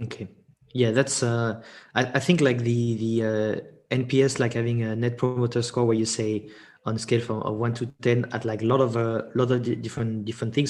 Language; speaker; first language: English; non-native, fluent; French